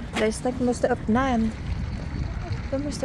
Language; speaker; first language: Swedish; non-native, learner; Filipino